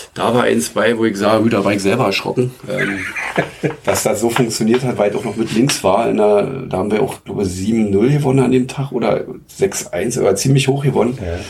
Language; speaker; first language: German; native; German